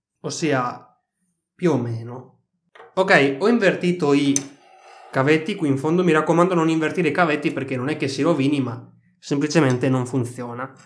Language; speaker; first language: Italian; native; Italian